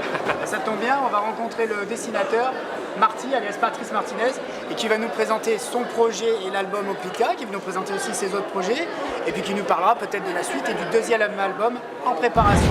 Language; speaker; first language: French; native; French